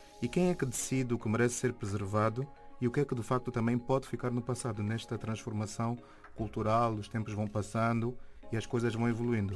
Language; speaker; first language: Portuguese; native; Portuguese